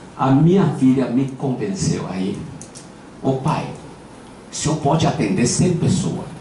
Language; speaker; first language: Portuguese; non-native, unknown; Chinese